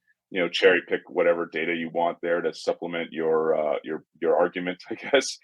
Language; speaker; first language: English; native; English